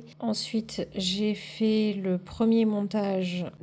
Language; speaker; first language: French; native; French